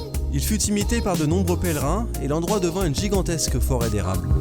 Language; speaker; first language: French; native; French